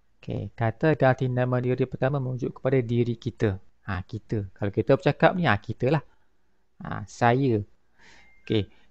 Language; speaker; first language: Malay; native; Malay